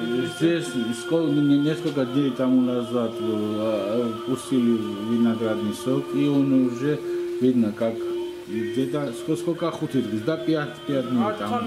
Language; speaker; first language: Russian; non-native, fluent; Georgian